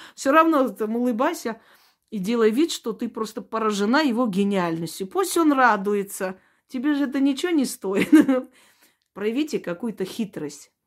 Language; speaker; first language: Russian; non-native, local second language; Armenian